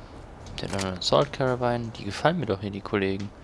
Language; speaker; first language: German; native; German